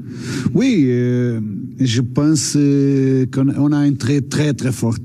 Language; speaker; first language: French; non-native, learner; Portuguese